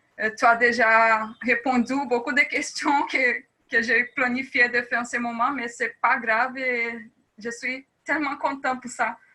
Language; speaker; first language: French; non-native, fluent; Portuguese